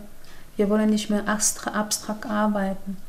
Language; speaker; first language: German; non-native, fluent; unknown